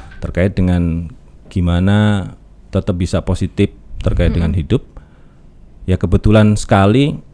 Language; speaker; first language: Indonesian; native; Indonesian